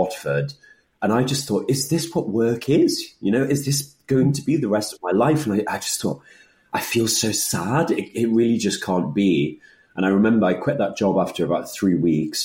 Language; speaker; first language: English; native; English